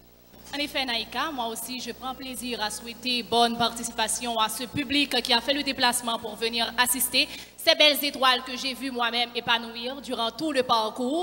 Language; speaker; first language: French; non-native, local second language; Haitian Creole